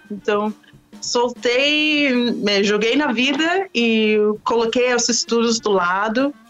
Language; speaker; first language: Portuguese; non-native, fluent; English